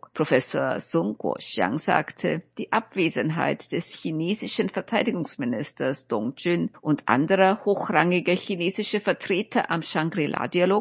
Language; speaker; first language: German; native; German